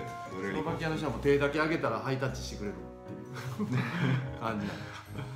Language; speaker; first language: English; non-native, learner; Japanese